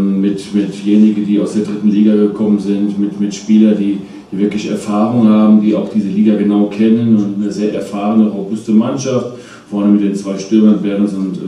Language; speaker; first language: German; native; German